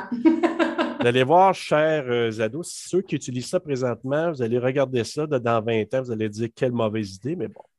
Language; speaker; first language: French; native; French